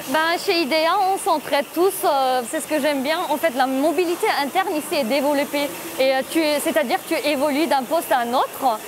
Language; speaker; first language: French; non-native, fluent; Turkish